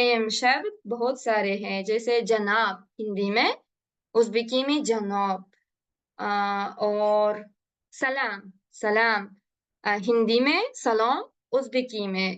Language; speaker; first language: Hindi; non-native, learner; Uzbek